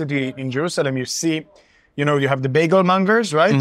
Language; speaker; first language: English; non-native, fluent; Hebrew